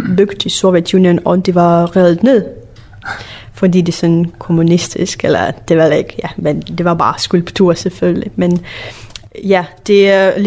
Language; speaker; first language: Danish; non-native, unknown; Russian